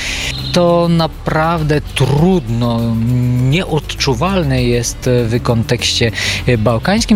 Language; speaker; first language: Polish; non-native, fluent; Bulgarian